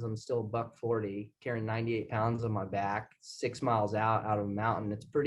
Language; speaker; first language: English; native; English